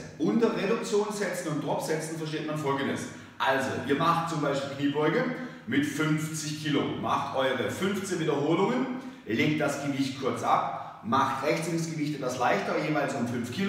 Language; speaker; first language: German; native; German